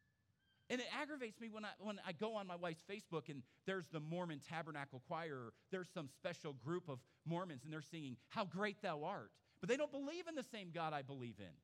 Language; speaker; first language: English; native; English